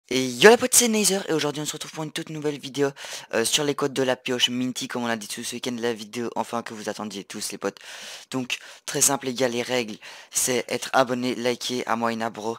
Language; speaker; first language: French; native; French